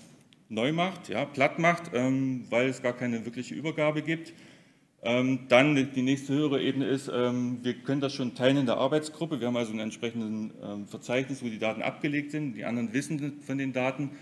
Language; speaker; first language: German; native; German